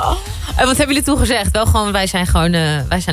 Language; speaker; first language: Dutch; native; Dutch